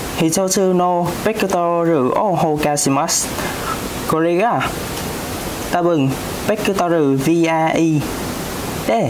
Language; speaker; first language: Japanese; non-native, learner; Vietnamese